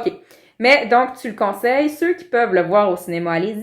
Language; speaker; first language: French; native; French